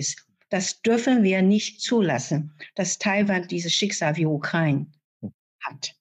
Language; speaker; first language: German; non-native, fluent; Chinese